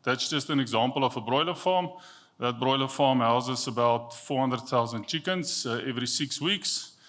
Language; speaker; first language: English; non-native, local second language; Afrikaans